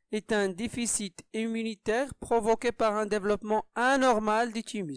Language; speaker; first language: French; non-native, local second language; Arabic